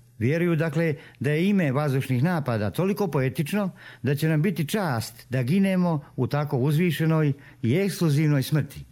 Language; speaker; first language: Serbian; native; Serbian